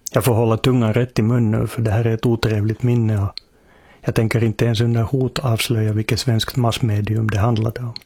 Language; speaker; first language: Swedish; native; Swedish